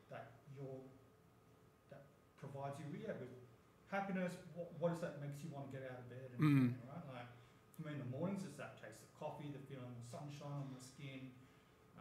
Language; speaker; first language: English; native; English